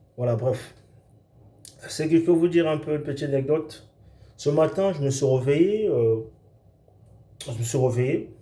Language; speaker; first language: French; non-native, local second language; Lingala